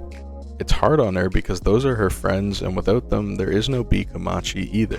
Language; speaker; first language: English; native; English